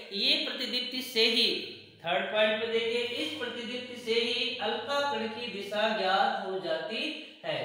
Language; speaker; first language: Hindi; native; Hindi